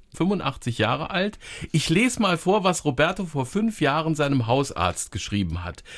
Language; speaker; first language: German; native; German